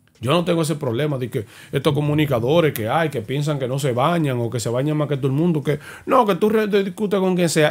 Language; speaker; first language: Spanish; native; Spanish